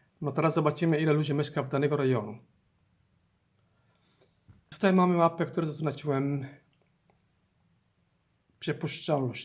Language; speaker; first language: Polish; non-native, learner; Somali